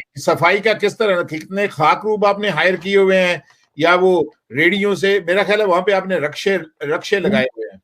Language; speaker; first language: Urdu; non-native, local second language; Punjabi